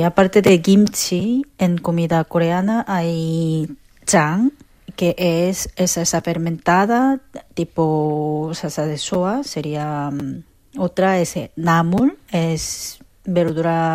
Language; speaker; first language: Spanish; non-native, fluent; Korean